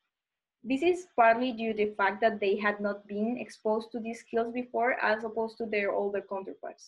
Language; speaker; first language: English; non-native, fluent; Spanish